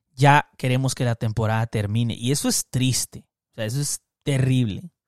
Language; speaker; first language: Spanish; native; Spanish